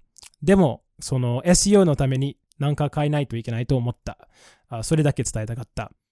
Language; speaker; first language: Japanese; non-native, fluent; English